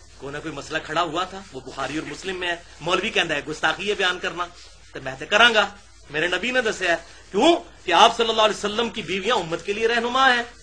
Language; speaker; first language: Urdu; non-native, local second language; Punjabi